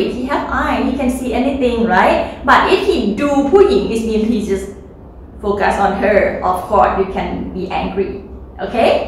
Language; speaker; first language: English; non-native, learner; Thai